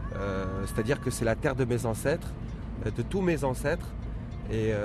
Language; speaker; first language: French; native; French